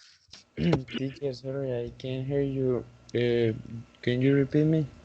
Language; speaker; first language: English; non-native, learner; Spanish